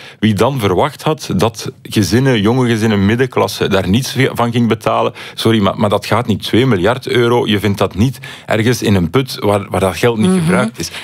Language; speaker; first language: Dutch; native; Dutch